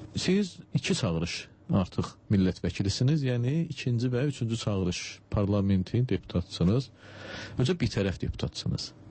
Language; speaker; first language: Azerbaijani; native; Azerbaijani